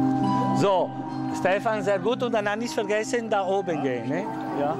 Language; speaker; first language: German; non-native, learner; Italian